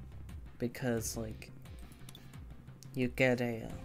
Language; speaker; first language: English; native; English